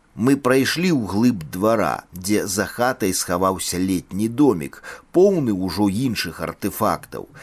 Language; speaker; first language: Belarusian; native; Belarusian